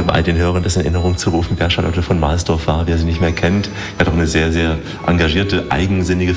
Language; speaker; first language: German; native; German